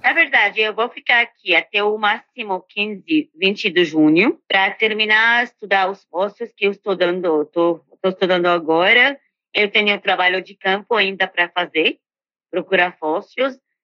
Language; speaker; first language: Portuguese; non-native, fluent; Arabic